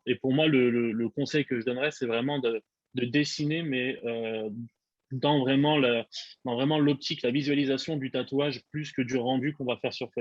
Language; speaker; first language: French; native; French